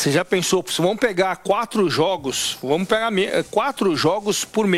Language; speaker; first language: Portuguese; native; Portuguese